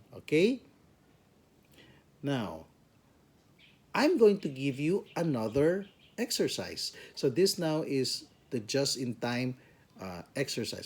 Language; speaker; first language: English; non-native, local second language; Filipino